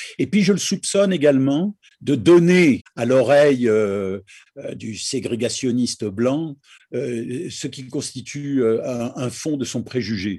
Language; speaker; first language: French; native; French